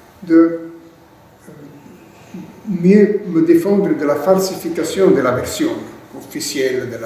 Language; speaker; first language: French; non-native, fluent; Italian